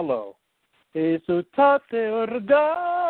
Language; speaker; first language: English; native; English